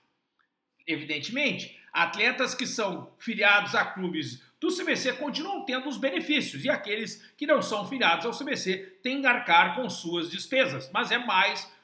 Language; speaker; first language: Portuguese; native; Portuguese